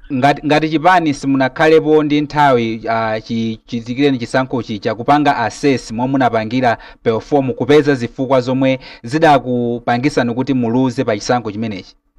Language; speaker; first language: Nyanja; native; Nyanja